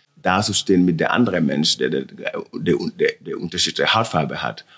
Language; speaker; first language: German; non-native, learner; Wolof